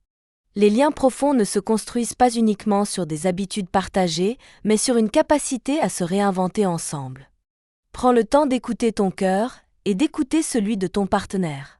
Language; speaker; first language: French; native; French